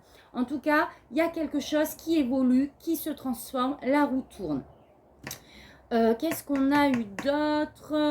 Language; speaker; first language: French; native; French